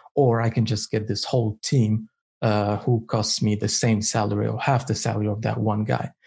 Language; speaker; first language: English; non-native, fluent; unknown